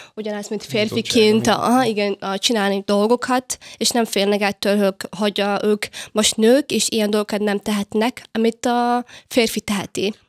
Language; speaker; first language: Hungarian; non-native, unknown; Somali